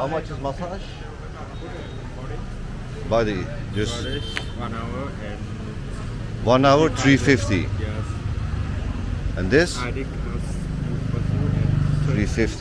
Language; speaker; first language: English; non-native, learner; Turkish